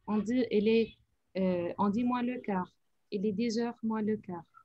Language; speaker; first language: French; non-native, fluent; Arabic